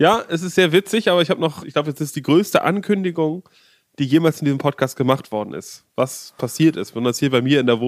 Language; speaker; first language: German; native; German